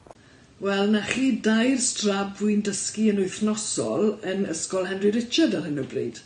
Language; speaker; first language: Welsh; native; Welsh